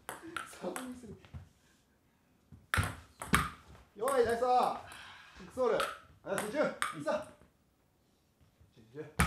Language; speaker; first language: Japanese; native; Japanese